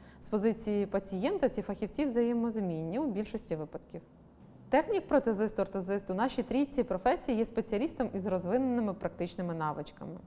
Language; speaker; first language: Ukrainian; native; Ukrainian